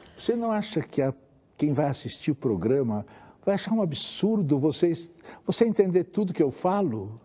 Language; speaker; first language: Portuguese; native; Portuguese